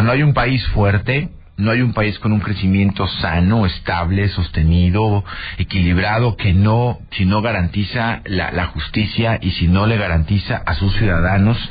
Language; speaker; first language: Spanish; native; Spanish